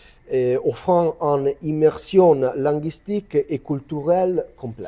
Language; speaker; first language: French; non-native, learner; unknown